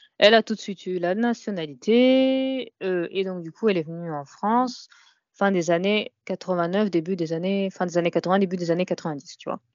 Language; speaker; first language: French; native; French